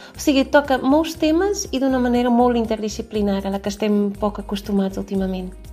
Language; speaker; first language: Catalan; non-native, fluent; Portuguese